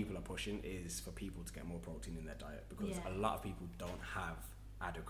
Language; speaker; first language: English; native; English